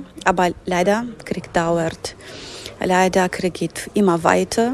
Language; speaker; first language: German; non-native, fluent; Ukrainian